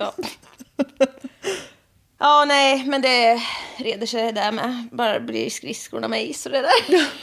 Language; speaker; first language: Swedish; native; Swedish